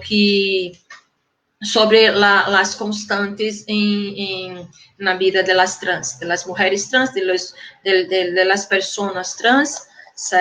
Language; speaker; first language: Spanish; non-native, fluent; Portuguese